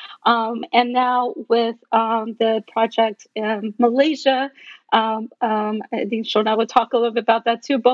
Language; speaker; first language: English; non-native, fluent; Min Nan Chinese